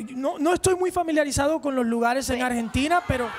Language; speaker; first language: Spanish; early bilingual, heritage; Spanish